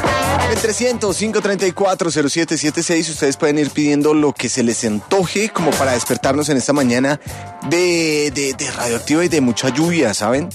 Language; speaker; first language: Spanish; native; Spanish